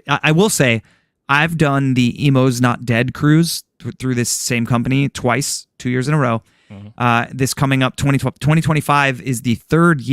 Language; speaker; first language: English; native; English